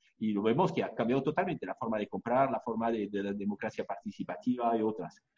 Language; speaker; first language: Spanish; non-native, fluent; French